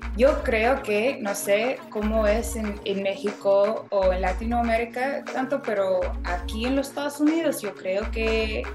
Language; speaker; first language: Spanish; non-native, fluent; English